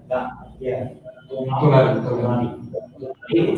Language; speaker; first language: Japanese; non-native, learner; Bangla